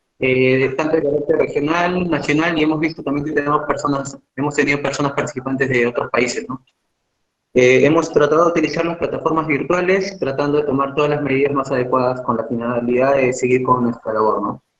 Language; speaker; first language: Spanish; native; Spanish